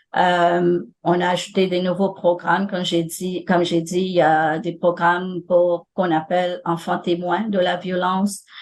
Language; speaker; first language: French; non-native, local second language; Morisyen